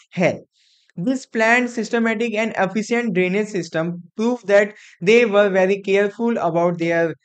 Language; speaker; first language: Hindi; non-native, local second language; Gujarati